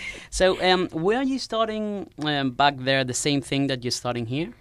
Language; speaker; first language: English; non-native, fluent; Spanish